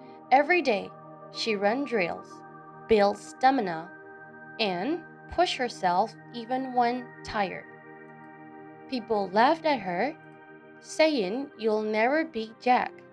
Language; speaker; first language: English; non-native, fluent; Burmese